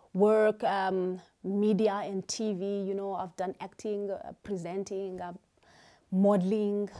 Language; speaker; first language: English; non-native, local second language; Xhosa